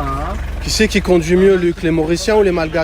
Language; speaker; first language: French; native; French